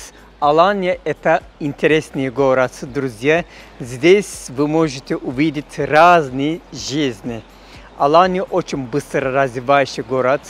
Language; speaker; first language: Russian; non-native, fluent; Turkish